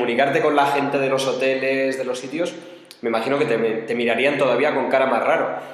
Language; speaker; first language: Spanish; native; Spanish